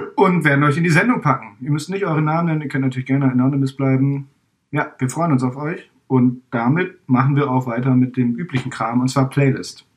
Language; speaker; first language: German; native; German